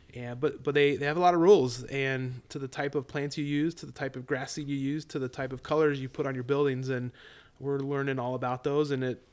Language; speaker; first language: English; native; English